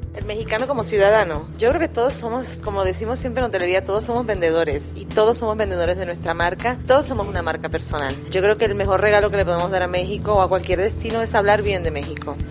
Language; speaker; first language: Spanish; native; Spanish